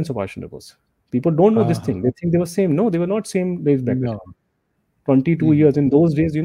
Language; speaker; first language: English; non-native, local second language; Hindi